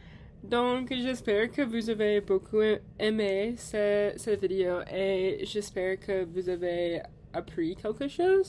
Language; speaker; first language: French; non-native, learner; English